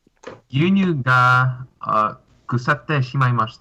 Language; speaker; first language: Japanese; non-native, learner; English